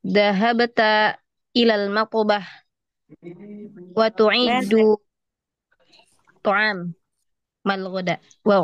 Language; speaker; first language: Arabic; non-native, learner; Indonesian